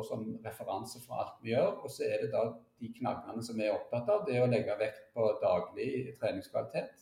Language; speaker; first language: Norwegian; native; Norwegian